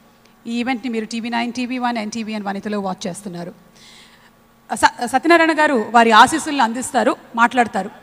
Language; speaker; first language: Telugu; native; Telugu